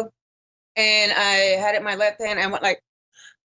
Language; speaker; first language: English; native; English